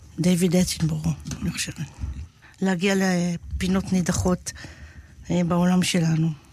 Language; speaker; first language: Hebrew; native; Hebrew